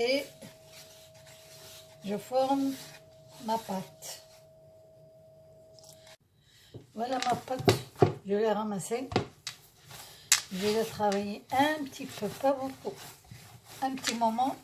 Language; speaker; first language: French; non-native, local second language; Arabic